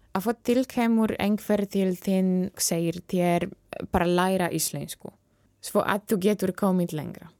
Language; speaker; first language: Icelandic; non-native, fluent; Polish